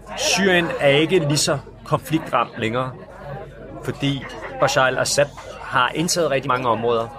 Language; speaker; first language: Danish; early bilingual, other home language; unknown